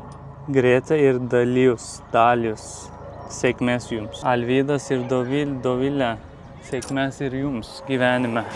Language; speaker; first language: Lithuanian; non-native, learner; Turkish